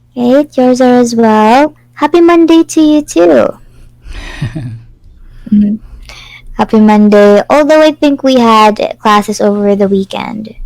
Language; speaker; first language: English; non-native, fluent; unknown